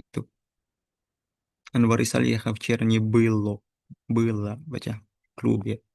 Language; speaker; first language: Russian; non-native, fluent; Indonesian